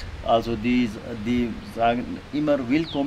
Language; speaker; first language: German; non-native, learner; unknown